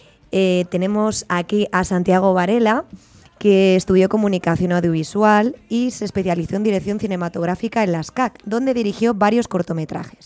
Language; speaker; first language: Spanish; native; Spanish